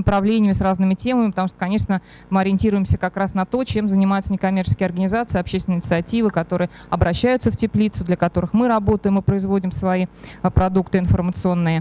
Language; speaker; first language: Russian; native; Russian